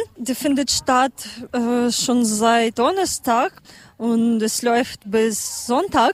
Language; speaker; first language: German; non-native, learner; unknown